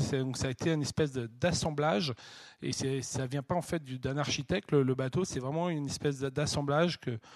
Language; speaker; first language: French; native; French